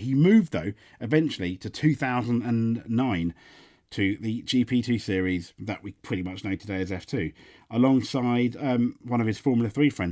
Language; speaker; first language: English; native; English